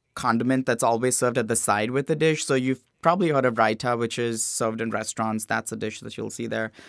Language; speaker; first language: English; non-native, local second language; Hindi